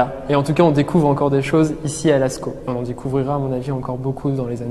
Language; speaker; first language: French; native; French